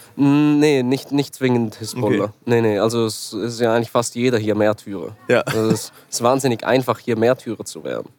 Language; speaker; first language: German; native; German